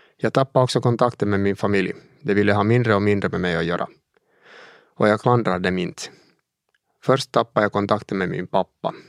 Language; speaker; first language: Swedish; native; Swedish